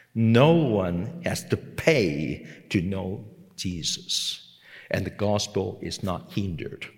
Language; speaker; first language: English; non-native, local second language; Cantonese